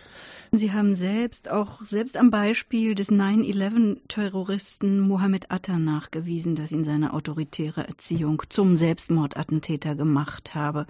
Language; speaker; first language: German; native; German